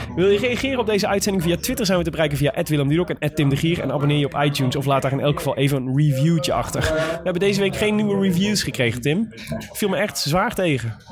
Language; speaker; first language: Dutch; native; Dutch